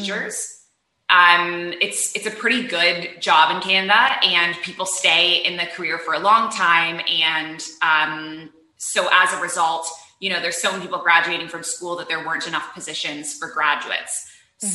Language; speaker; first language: English; native; English